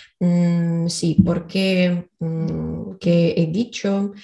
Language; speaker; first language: Spanish; non-native, learner; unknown